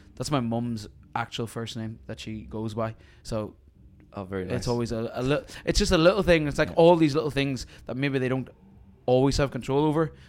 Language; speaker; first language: English; native; English